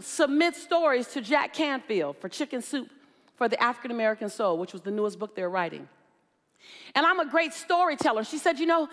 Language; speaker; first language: English; native; English